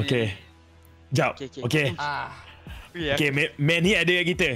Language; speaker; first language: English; non-native, local second language; Malay